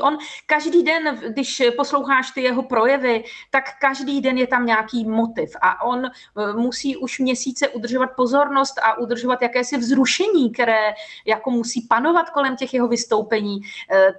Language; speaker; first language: Czech; native; Czech